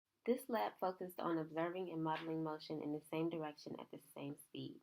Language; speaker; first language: English; native; English